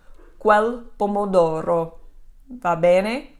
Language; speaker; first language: Italian; non-native, fluent; English